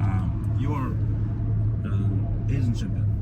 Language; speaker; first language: English; non-native, learner; Kazakh